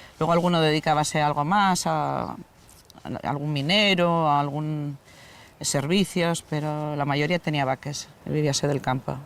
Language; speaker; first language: Asturian; native; Asturian